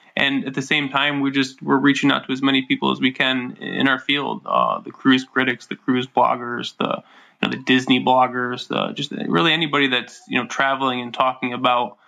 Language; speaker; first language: English; native; English